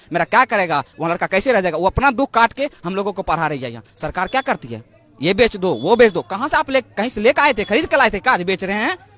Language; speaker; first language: Hindi; native; Hindi